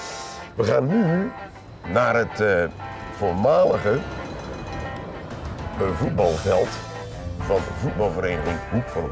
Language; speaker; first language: Dutch; native; Dutch